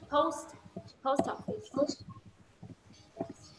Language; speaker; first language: English; non-native, fluent; Vietnamese